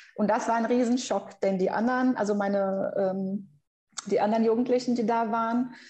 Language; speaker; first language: German; non-native, fluent; Portuguese